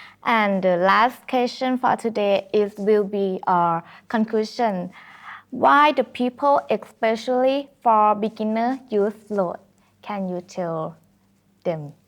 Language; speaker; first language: English; non-native, learner; Thai